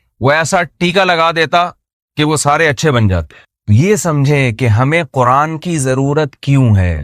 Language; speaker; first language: Urdu; native; Urdu